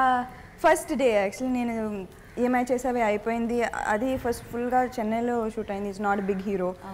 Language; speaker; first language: Telugu; non-native, fluent; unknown